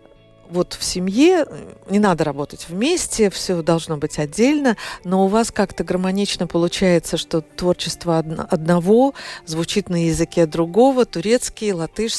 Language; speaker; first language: Russian; native; Russian